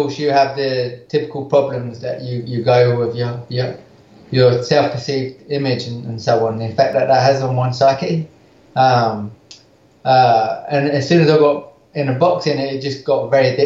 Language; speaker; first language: English; native; English